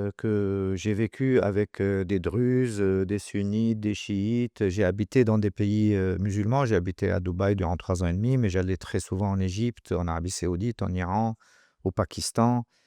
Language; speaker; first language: French; non-native, local second language; Arabic